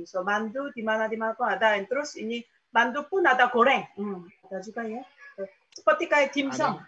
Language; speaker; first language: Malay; non-native, fluent; Korean